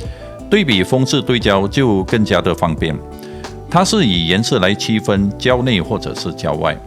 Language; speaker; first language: Chinese; native; Chinese